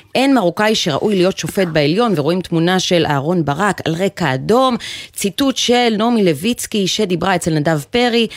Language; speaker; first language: Hebrew; native; Hebrew